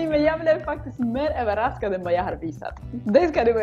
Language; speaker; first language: Swedish; non-native, fluent; Spanish